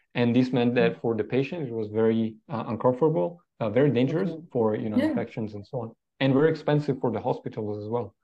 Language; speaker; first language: English; non-native, fluent; Italian